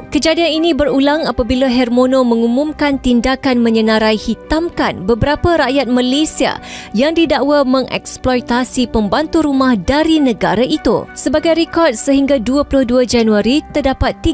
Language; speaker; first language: Malay; native; Malay